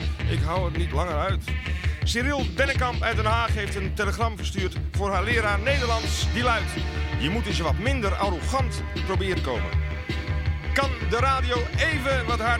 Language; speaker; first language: Dutch; native; Dutch